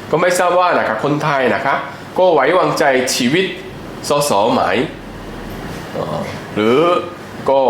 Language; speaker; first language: Thai; non-native, fluent; Korean